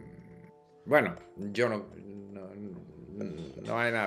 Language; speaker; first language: Spanish; non-native, fluent; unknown